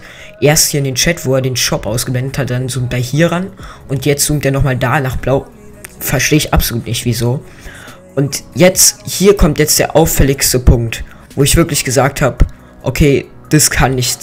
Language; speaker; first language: German; native; German